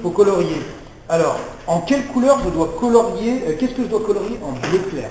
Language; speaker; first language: French; native; French